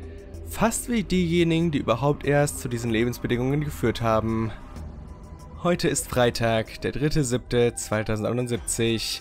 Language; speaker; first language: German; native; German